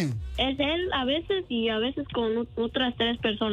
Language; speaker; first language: Spanish; early bilingual, heritage; Spanish